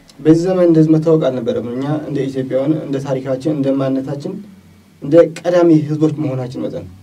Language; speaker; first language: Amharic; non-native, local second language; Tigrinya